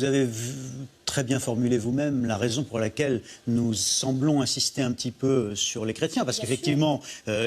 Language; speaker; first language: French; native; French